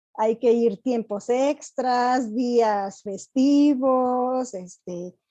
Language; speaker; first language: Spanish; native; Spanish